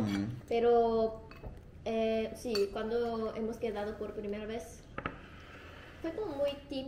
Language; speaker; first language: Spanish; non-native, fluent; Korean